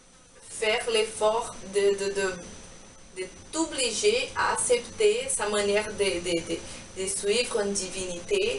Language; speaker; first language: French; non-native, learner; Portuguese